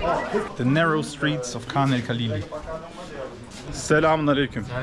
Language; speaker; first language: English; non-native, fluent; Turkish